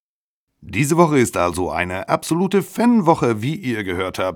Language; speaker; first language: German; native; German